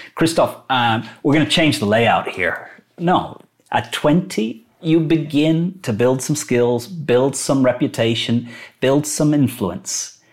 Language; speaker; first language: English; native; English